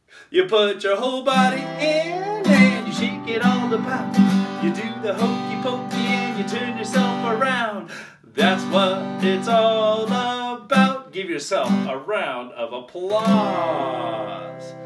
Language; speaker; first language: English; native; English